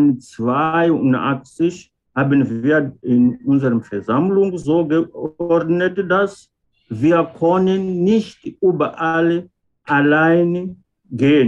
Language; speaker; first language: German; non-native, learner; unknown